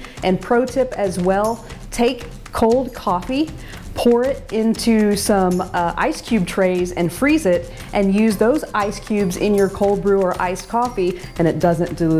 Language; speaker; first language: English; native; English